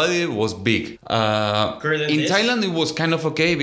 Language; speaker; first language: English; non-native, fluent; Spanish